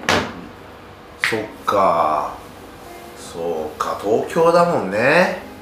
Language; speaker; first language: Japanese; native; Japanese